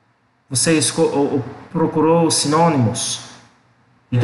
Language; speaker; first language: Portuguese; non-native, learner; English